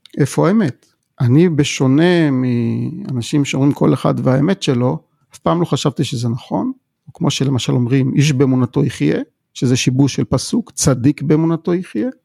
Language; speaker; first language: Hebrew; native; Hebrew